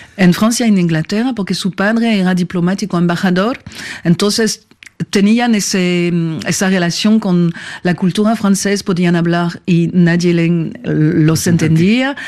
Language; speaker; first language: Spanish; non-native, fluent; French